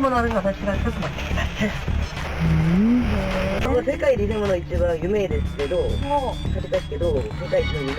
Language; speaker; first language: Japanese; non-native, learner; Korean